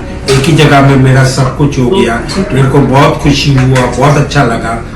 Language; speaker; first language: Hindi; early bilingual, heritage; Hindi